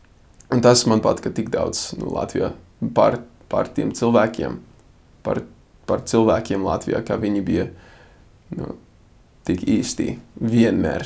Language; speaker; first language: Latvian; non-native, fluent; English